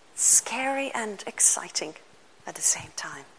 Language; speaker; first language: English; non-native, fluent; Lithuanian